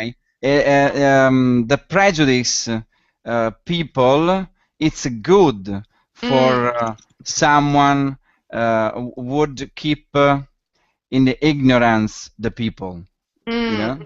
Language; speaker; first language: English; non-native, learner; Italian